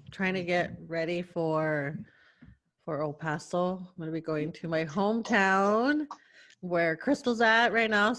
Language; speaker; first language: English; early bilingual, other home language; Spanish